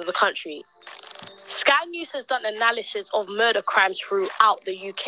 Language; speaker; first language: English; native; English